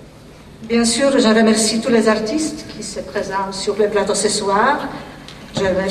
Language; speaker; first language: French; non-native, fluent; Polish